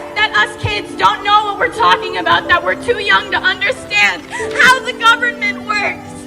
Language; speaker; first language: English; native; English